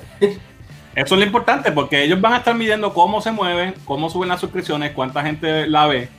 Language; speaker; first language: Spanish; native; Spanish